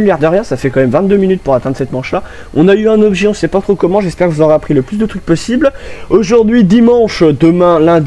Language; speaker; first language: French; native; French